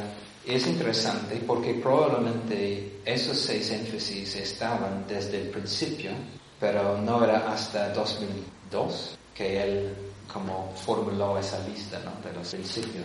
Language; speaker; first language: Spanish; non-native, fluent; English